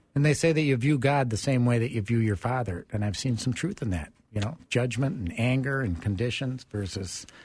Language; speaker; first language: English; early bilingual, other home language; German